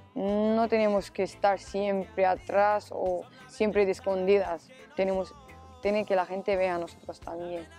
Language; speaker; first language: Spanish; non-native, learner; Arabic